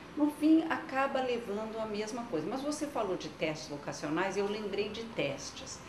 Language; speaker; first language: Portuguese; non-native, local second language; French